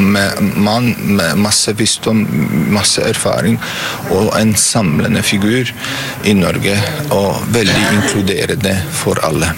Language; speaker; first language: Norwegian; non-native, fluent; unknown